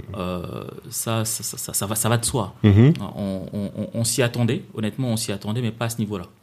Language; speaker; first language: French; non-native, local second language; Lingala